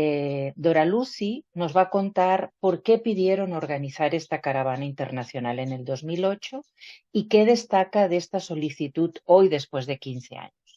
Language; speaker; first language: Spanish; native; Spanish